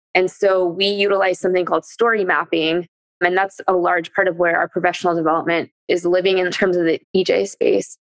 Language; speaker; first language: English; native; English